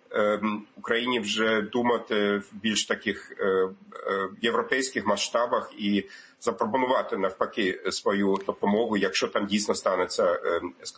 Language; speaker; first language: Ukrainian; non-native, fluent; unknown